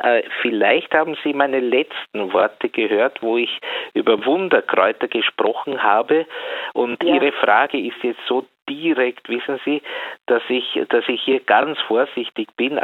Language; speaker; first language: German; native; German